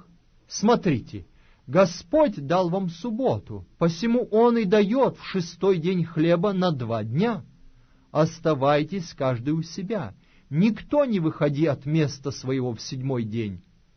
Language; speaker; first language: Russian; native; Russian